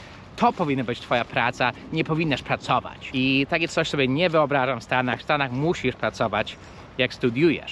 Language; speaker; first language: Polish; non-native, fluent; English